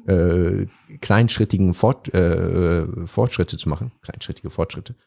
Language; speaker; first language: German; native; German